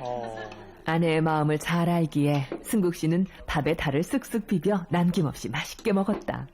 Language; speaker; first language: Korean; native; Korean